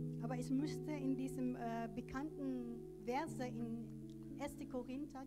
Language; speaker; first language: German; non-native, learner; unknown